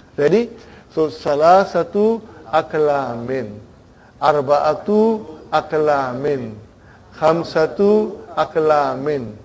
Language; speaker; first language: Arabic; non-native, fluent; Bangla